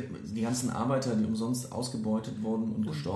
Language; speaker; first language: German; native; German